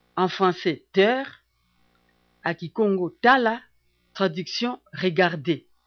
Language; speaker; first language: French; non-native, local second language; Kongo